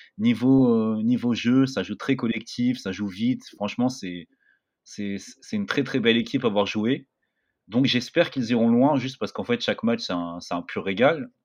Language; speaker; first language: French; native; French